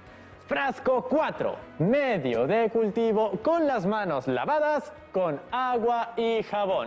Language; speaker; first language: Spanish; native; Spanish